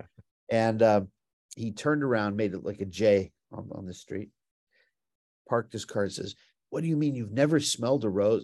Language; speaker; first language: English; native; English